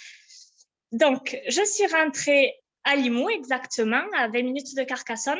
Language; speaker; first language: French; native; French